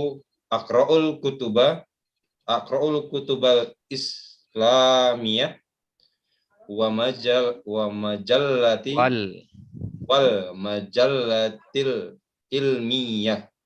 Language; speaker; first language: Arabic; non-native, learner; Indonesian